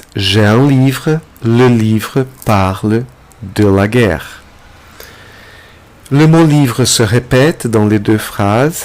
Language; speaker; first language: French; non-native, fluent; Portuguese